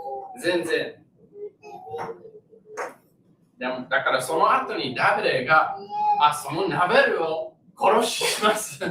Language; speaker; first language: Japanese; non-native, learner; English